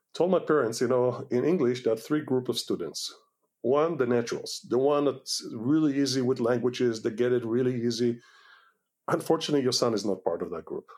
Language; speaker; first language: English; non-native, fluent; Hebrew